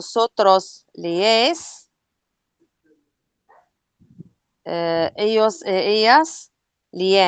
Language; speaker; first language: Spanish; non-native, learner; Arabic